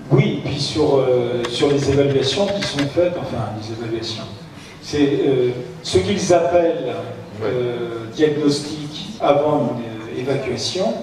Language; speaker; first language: French; native; French